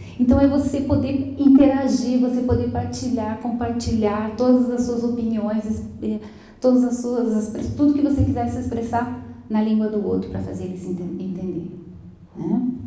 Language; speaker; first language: Portuguese; native; Portuguese